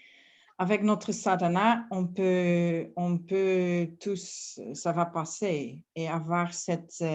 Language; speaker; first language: French; non-native, fluent; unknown